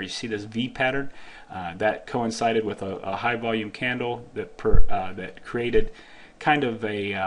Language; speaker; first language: English; native; English